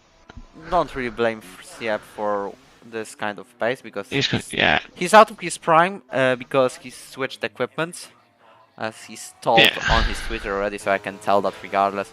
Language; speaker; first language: English; non-native, fluent; Polish